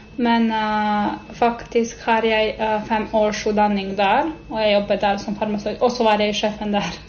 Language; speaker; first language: Norwegian; non-native, fluent; Serbian